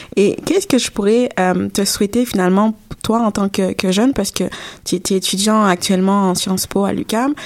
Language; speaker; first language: French; native; French